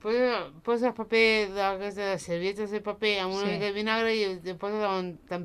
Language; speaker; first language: Catalan; non-native, local second language; Spanish